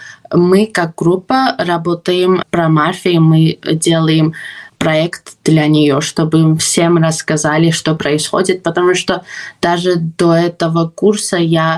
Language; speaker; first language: Russian; non-native, fluent; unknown